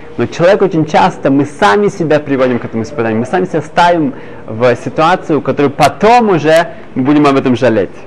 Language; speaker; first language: Russian; early bilingual, heritage; Hebrew